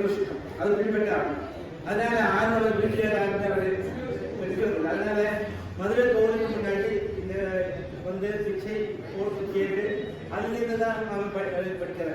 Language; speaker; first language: Tamil; non-native, learner; Malayalam